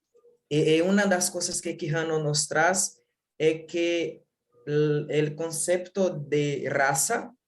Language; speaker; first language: Spanish; non-native, learner; Portuguese